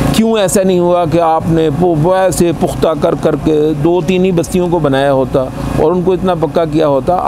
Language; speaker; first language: Urdu; non-native, local second language; Punjabi